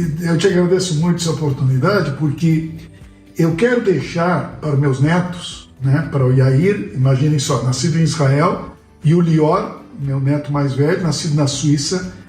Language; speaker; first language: Portuguese; early bilingual, other home language; Spanish